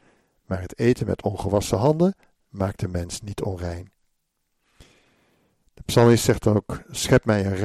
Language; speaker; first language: Dutch; native; Dutch